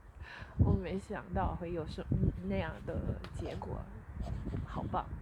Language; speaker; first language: Chinese; early bilingual, heritage; Chinese